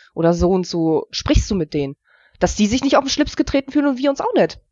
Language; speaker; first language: German; early bilingual, other home language; Russian